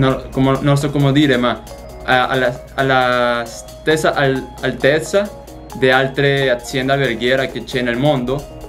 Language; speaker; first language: Italian; non-native, learner; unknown